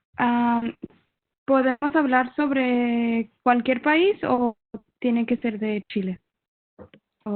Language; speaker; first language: Spanish; non-native, learner; English